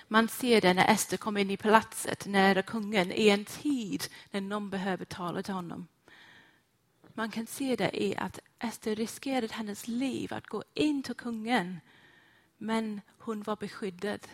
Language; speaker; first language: Swedish; non-native, fluent; English